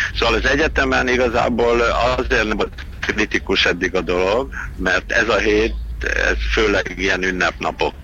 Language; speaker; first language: Hungarian; native; Hungarian